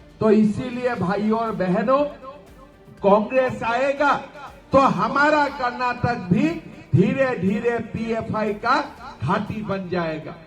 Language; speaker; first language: Hindi; non-native, local second language; Assamese